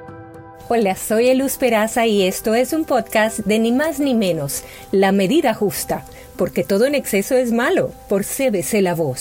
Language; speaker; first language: Spanish; native; Spanish